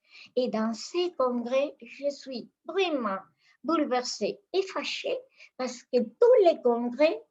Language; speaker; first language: French; non-native, fluent; Spanish